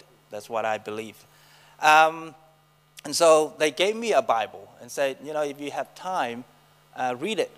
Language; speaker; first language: English; non-native, fluent; Vietnamese